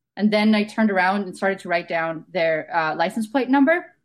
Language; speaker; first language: English; non-native, fluent; Estonian